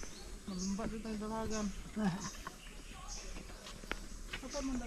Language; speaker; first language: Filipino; non-native, local second language; Cebuano